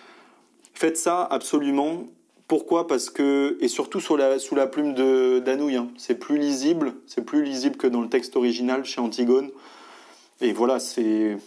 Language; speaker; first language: French; native; French